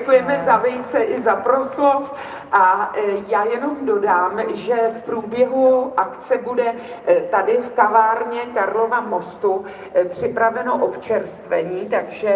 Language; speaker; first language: Czech; native; Czech